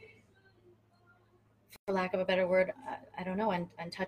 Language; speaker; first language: English; native; English